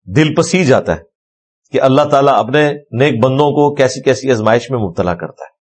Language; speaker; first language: Urdu; non-native, local second language; Punjabi